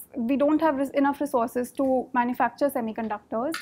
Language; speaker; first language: English; non-native, local second language; Hindi